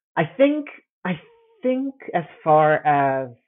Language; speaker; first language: English; early bilingual, heritage; Italian